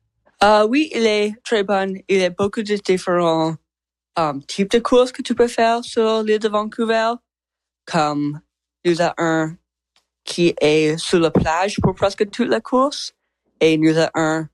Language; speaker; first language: French; non-native, learner; English